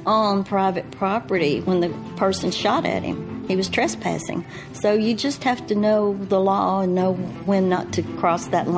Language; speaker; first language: English; native; English